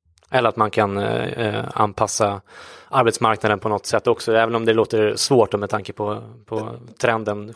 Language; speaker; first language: Swedish; native; Swedish